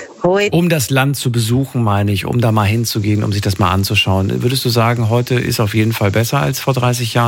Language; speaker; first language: German; native; German